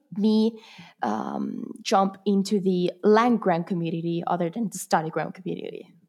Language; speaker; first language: English; non-native, fluent; Italian